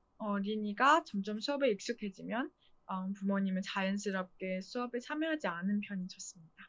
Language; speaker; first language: Korean; non-native, fluent; Chinese